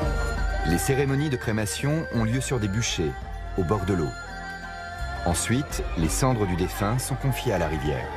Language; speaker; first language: French; native; French